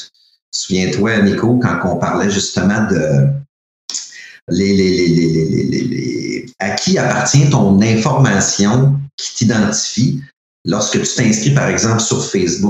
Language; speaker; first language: French; native; French